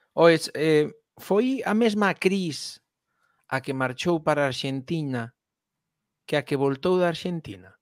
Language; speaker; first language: Galician; native; Galician